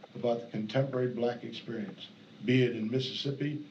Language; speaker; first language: English; native; English